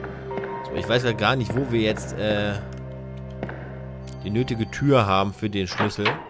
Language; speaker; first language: German; native; German